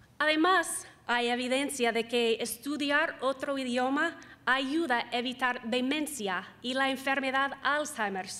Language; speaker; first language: Spanish; non-native, fluent; English